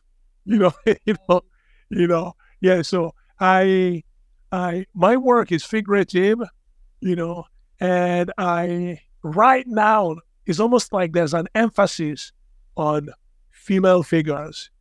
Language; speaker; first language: English; non-native, local second language; Igbo